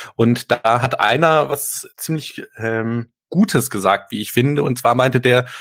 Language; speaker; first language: German; native; German